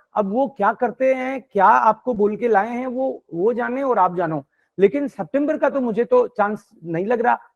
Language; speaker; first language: Hindi; native; Hindi